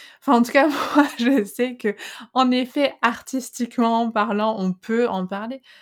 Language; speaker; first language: French; native; French